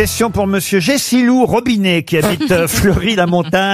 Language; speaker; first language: French; native; French